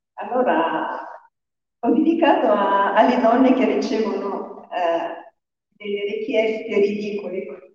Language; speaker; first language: Italian; non-native, fluent; Arabic